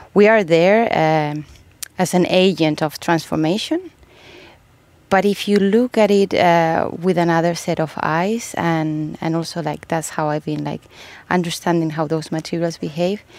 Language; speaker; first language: English; non-native, fluent; Spanish